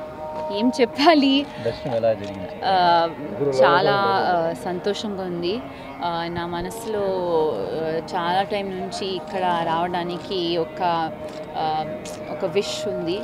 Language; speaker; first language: Telugu; non-native, fluent; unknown